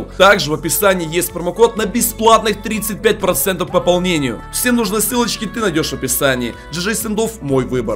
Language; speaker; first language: Russian; native; Russian